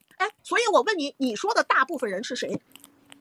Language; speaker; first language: Chinese; native; Chinese